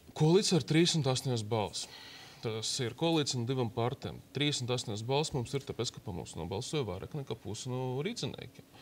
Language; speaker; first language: Latvian; non-native, local second language; Russian